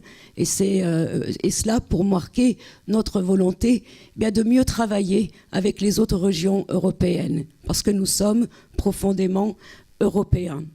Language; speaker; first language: French; native; French